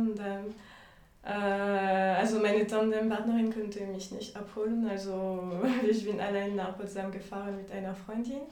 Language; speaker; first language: German; non-native, fluent; French